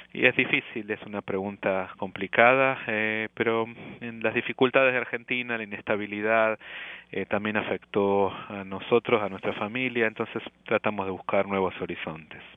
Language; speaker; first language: Spanish; native; Spanish